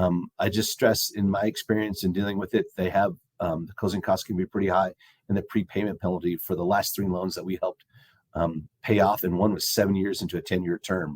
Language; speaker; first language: English; native; English